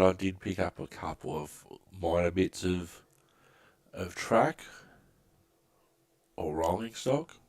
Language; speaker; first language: English; native; English